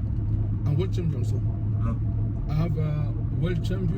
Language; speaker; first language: English; non-native, learner; Arabic